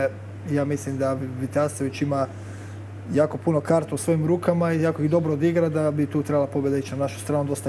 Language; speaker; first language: Croatian; native; Croatian